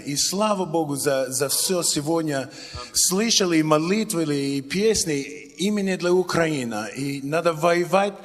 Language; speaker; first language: Russian; non-native, learner; English